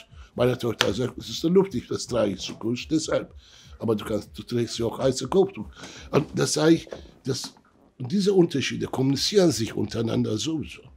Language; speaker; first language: German; early bilingual, other home language; Turkish